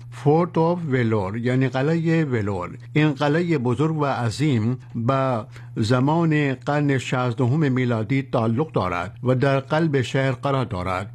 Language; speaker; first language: Persian; non-native, fluent; Urdu